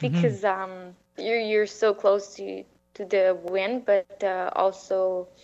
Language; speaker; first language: English; non-native, fluent; French